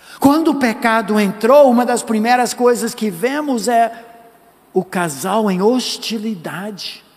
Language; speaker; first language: Portuguese; non-native, fluent; English